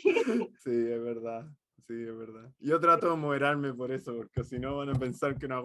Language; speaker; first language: Spanish; native; Spanish